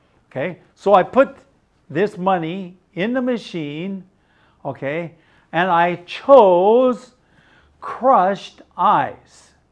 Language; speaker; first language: English; native; English